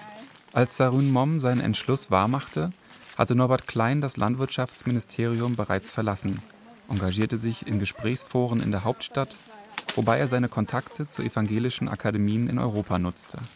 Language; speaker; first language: German; native; German